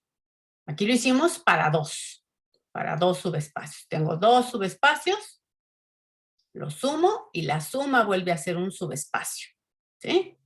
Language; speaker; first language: Spanish; native; Spanish